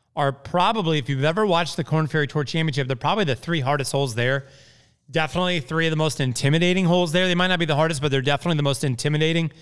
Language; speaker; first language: English; native; English